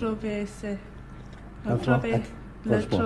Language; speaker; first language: French; non-native, learner; English